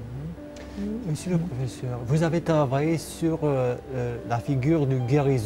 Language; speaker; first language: French; non-native, fluent; Romanian